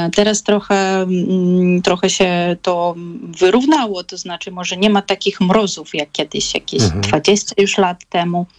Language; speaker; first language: Polish; non-native, fluent; Russian